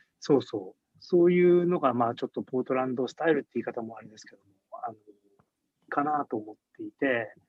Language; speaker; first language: Japanese; native; Japanese